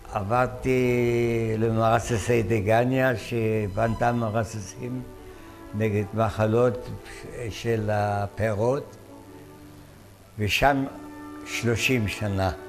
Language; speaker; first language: Hebrew; non-native, fluent; German